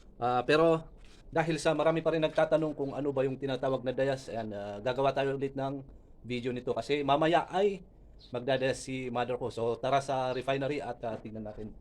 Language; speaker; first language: Filipino; non-native, local second language; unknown